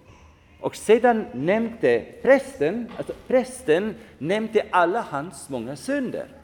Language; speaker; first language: Swedish; non-native, fluent; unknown